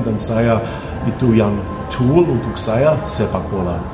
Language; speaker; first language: Indonesian; non-native, fluent; English